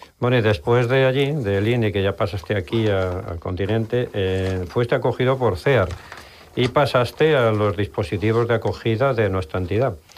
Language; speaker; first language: Spanish; native; Spanish